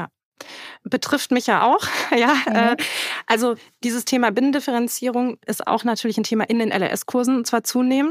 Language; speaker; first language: German; native; German